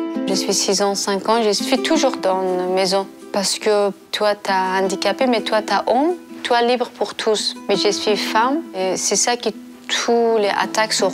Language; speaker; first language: French; non-native, learner; Persian